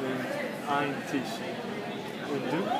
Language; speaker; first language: German; non-native, learner; Spanish